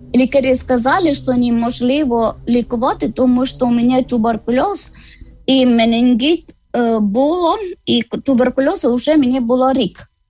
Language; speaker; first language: Ukrainian; non-native, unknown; Malayalam